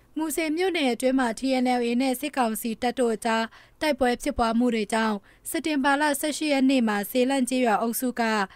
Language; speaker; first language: Burmese; non-native, local second language; Shan